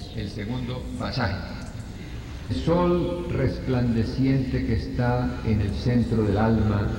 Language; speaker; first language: Spanish; native; Spanish